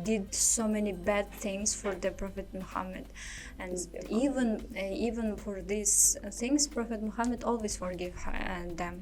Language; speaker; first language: English; non-native, learner; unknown